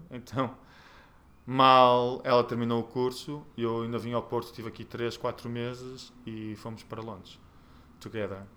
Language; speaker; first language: Portuguese; native; Portuguese